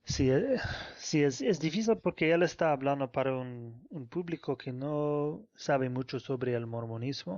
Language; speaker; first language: Spanish; non-native, fluent; English